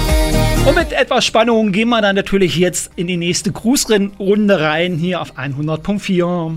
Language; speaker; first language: German; native; German